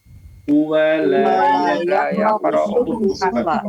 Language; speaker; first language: Arabic; non-native, learner; Indonesian